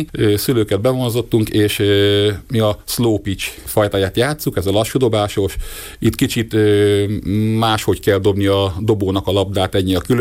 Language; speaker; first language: Hungarian; native; Hungarian